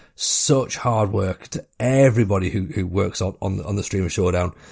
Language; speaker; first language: English; native; English